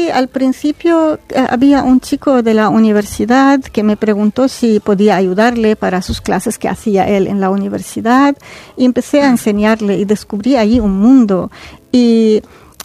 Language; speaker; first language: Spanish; non-native, fluent; Arabic